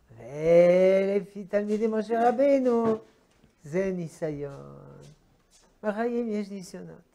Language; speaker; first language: Hebrew; non-native, fluent; French